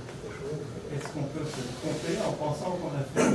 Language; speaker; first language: French; native; French